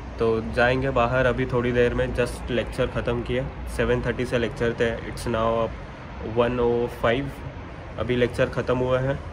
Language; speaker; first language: Hindi; native; Hindi